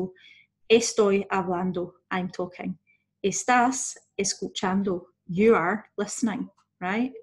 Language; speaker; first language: Spanish; non-native, fluent; English